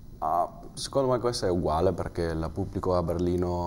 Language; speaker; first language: Italian; non-native, learner; German